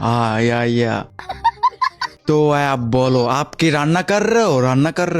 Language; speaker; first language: Hindi; non-native, learner; Bangla